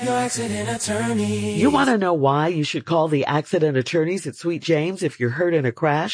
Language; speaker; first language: English; native; English